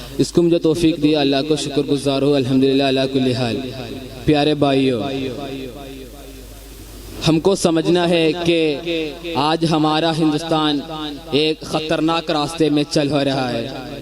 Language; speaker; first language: Hindi; non-native, local second language; Malayalam